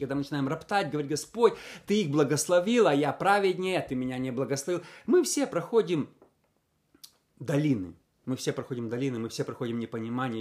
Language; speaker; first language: Russian; native; Russian